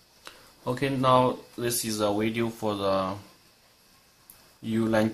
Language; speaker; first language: English; non-native, learner; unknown